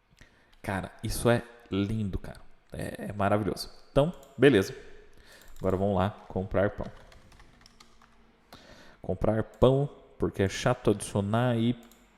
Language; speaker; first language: Portuguese; native; Portuguese